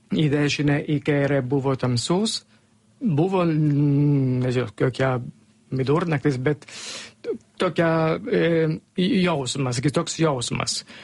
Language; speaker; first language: Lithuanian; non-native, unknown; Italian